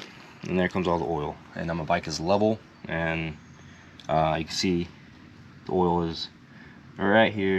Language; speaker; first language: English; native; English